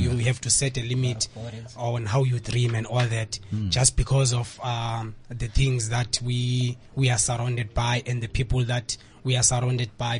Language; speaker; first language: English; non-native, local second language; Xhosa